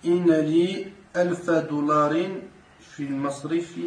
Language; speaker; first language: Arabic; non-native, learner; French